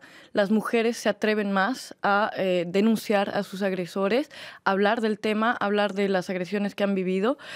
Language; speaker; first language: Spanish; native; Spanish